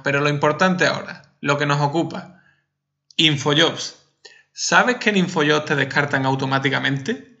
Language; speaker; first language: Spanish; native; Spanish